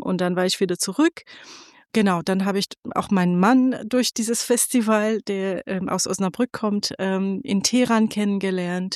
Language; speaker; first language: German; non-native, fluent; Persian